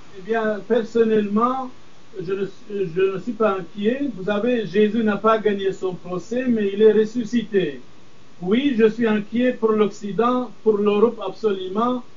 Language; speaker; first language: French; non-native, fluent; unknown